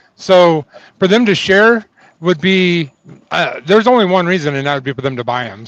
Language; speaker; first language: English; native; English